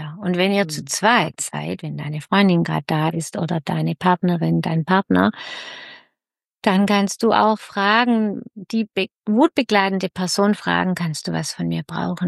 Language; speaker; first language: German; native; German